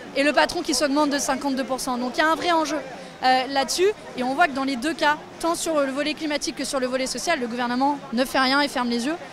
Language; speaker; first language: French; native; French